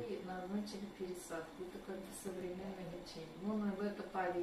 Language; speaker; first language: Russian; native; Russian